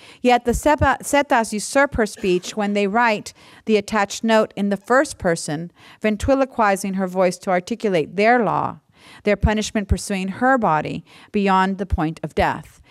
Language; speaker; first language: English; native; English